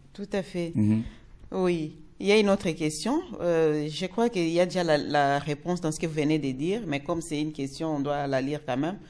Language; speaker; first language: French; non-native, local second language; Lingala